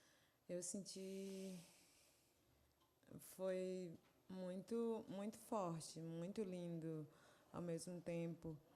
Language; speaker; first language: Portuguese; non-native, local second language; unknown